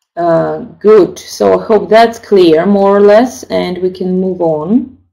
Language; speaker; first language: English; non-native, fluent; Russian